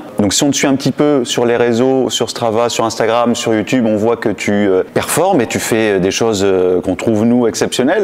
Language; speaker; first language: French; native; French